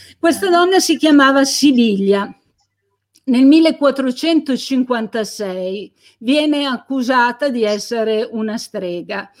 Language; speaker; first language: Italian; native; Italian